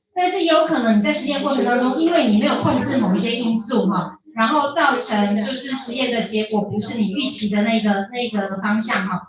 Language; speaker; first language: Chinese; native; Chinese